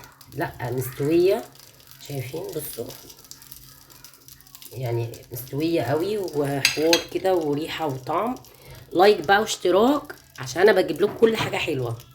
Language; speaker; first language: Arabic; native; Arabic